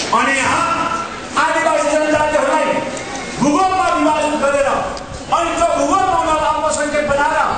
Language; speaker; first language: Nepali; non-native, local second language; Sherpa